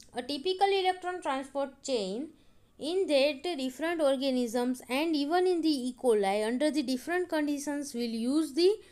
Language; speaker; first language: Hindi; non-native, local second language; Gujarati